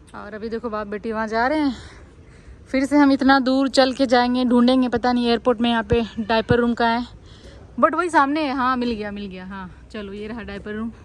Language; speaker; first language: Hindi; native; Hindi